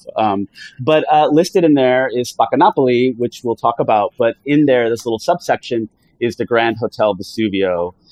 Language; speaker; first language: English; early bilingual, other home language; Italian